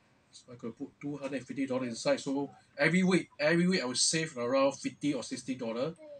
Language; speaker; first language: English; non-native, local second language; Chinese